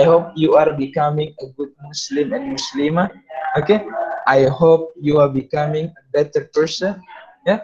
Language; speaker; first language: English; non-native, fluent; Indonesian